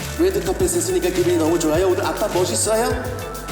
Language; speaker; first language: Korean; native; Korean